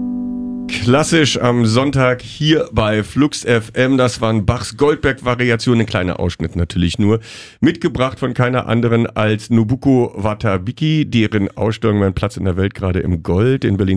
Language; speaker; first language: German; native; German